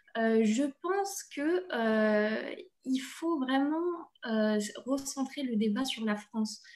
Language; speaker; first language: French; native; French